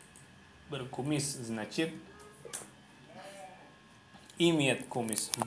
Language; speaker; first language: Russian; non-native, learner; Javanese